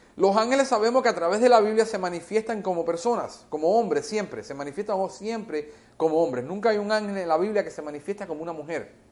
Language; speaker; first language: Spanish; early bilingual, heritage; Spanish